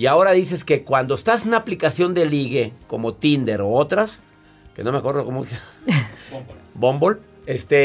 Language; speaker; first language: Spanish; native; Spanish